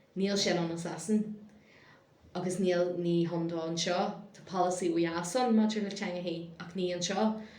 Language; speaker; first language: Irish; non-native, local second language; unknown